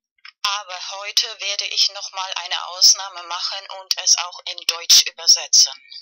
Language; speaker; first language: German; non-native, learner; Spanish